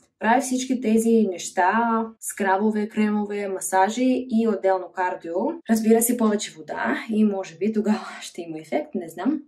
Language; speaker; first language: Bulgarian; non-native, fluent; Russian